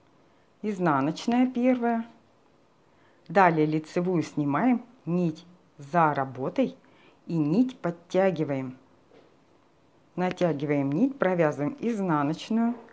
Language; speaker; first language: Russian; native; Russian